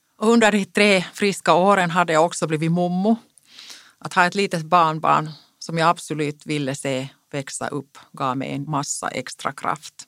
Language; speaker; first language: Swedish; non-native, local second language; Finnish